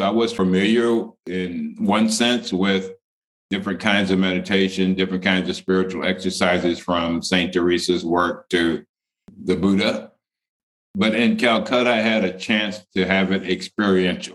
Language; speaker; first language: English; native; English